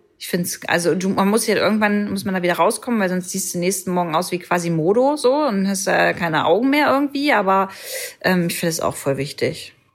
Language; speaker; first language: German; native; German